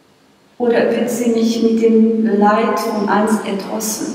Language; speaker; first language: German; non-native, fluent; Bosnian